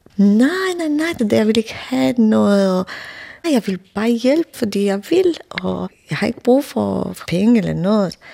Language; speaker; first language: Danish; non-native, fluent; Romanian